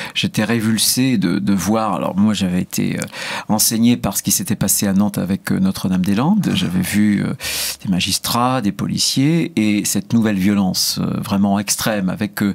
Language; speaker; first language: French; native; French